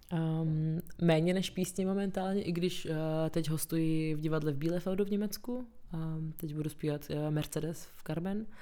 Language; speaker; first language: Czech; early bilingual, other home language; Russian